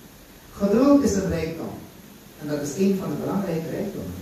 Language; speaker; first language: Dutch; non-native, local second language; Caribbean Hindustani